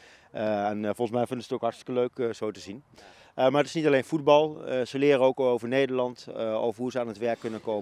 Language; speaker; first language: Dutch; native; Dutch